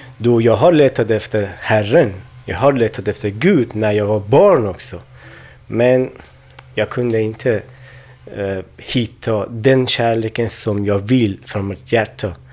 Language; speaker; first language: Swedish; non-native, learner; Persian